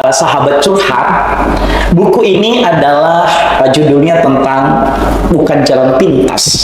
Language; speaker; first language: Indonesian; non-native, local second language; Nias